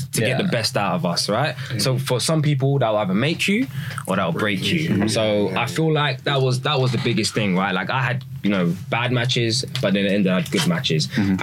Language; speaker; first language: English; native; English